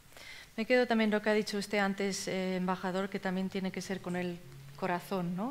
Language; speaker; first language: Spanish; native; Spanish